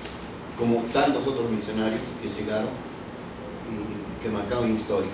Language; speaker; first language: Portuguese; non-native, fluent; Spanish